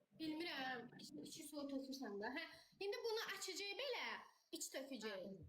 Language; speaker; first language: Azerbaijani; native; Azerbaijani